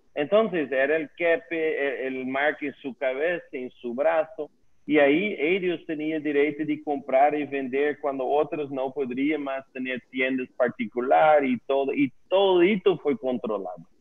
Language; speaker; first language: Spanish; non-native, learner; Dutch